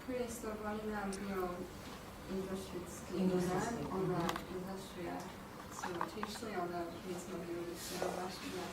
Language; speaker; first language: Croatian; non-native, learner; English